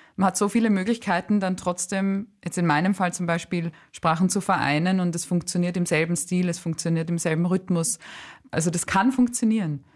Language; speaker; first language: German; non-native, local second language; Croatian